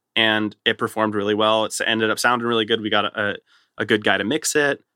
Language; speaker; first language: English; native; English